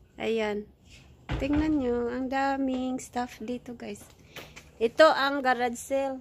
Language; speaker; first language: Filipino; native; Filipino